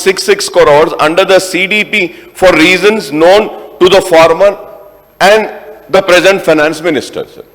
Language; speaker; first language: English; non-native, local second language; Urdu